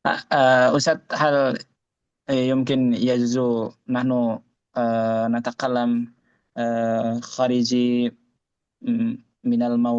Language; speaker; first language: Arabic; non-native, learner; Indonesian